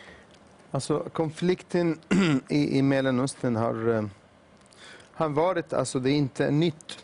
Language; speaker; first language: Swedish; non-native, fluent; Arabic